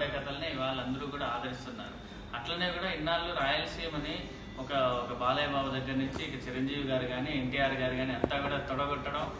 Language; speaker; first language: Telugu; native; Telugu